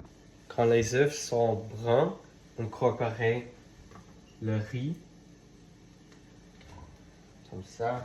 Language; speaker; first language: French; non-native, learner; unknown